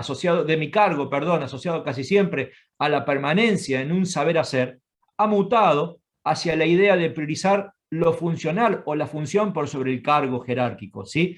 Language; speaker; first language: Spanish; native; Spanish